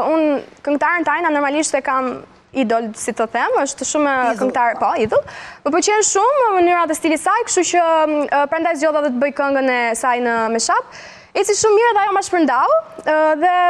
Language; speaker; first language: Albanian; native; Albanian